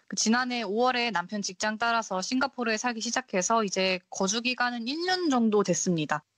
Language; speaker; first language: Korean; native; Korean